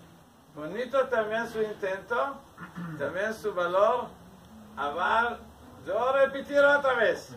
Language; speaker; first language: Spanish; non-native, learner; Hebrew